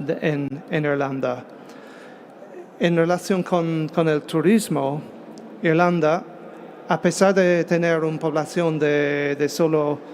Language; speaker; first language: Spanish; non-native, fluent; English